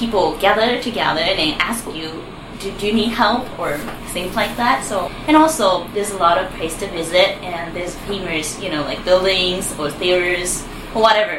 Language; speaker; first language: English; non-native, learner; Japanese